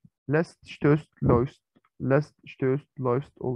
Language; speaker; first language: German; non-native, fluent; Turkish